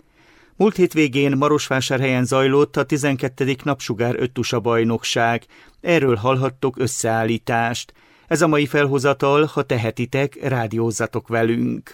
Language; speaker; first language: Hungarian; native; Hungarian